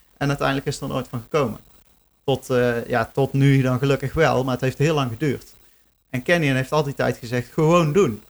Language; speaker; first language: Dutch; native; Dutch